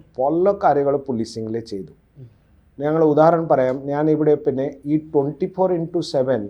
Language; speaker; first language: Malayalam; non-native, local second language; Odia